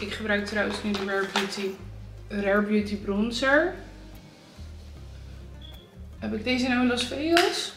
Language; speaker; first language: Dutch; native; Dutch